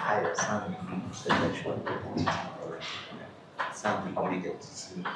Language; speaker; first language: Chinese; non-native, learner; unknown